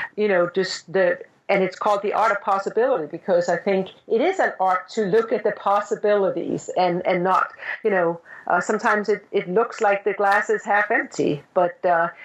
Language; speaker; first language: English; non-native, fluent; Danish